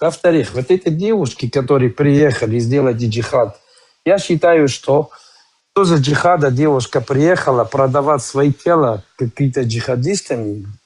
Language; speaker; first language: Russian; non-native, learner; Kurdish